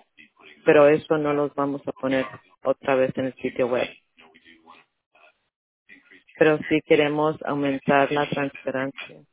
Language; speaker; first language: Spanish; early bilingual, heritage; Spanish